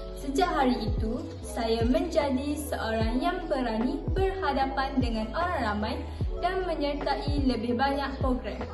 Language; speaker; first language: Malay; native; Malay